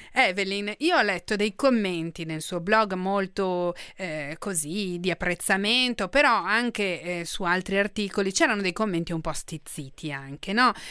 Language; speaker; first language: Italian; native; Italian